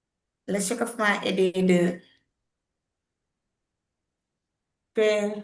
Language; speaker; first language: French; non-native, learner; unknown